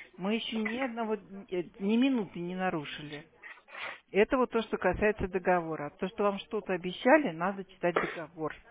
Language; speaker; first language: Russian; native; Russian